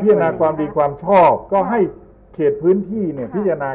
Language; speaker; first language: Thai; native; Thai